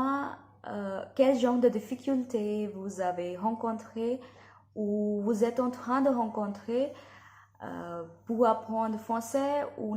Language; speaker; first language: French; non-native, learner; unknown